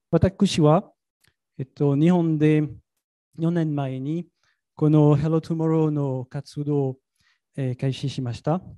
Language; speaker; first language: Japanese; non-native, fluent; French